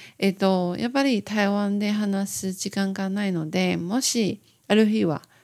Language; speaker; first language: Japanese; non-native, learner; Chinese